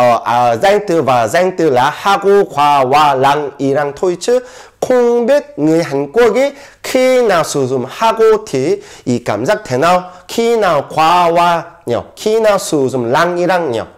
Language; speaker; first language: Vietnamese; non-native, fluent; Korean